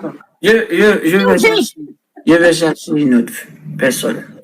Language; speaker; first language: French; non-native, local second language; Haitian Creole